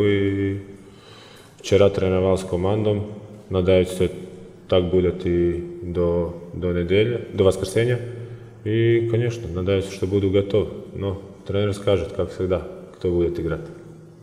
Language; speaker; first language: Russian; non-native, fluent; Croatian